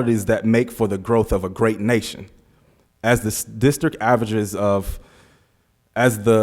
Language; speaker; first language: English; native; English